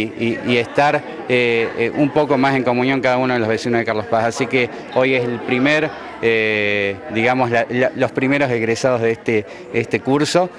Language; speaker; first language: Spanish; native; Spanish